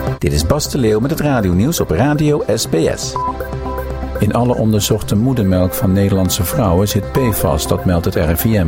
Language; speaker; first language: Dutch; native; Dutch